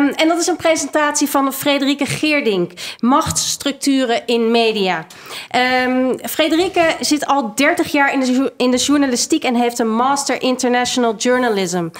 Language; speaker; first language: Dutch; early bilingual, other home language; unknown